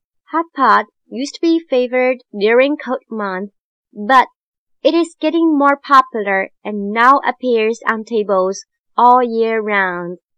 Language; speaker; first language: English; non-native, fluent; Chinese